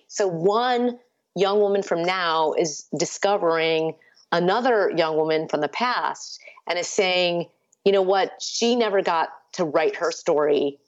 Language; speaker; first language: English; early bilingual, other home language; Urdu